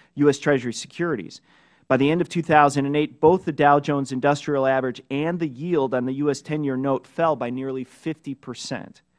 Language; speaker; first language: English; native; English